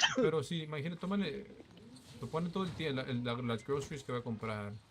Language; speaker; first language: Spanish; early bilingual, heritage; Spanish